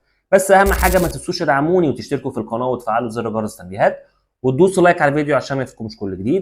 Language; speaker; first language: Arabic; native; Arabic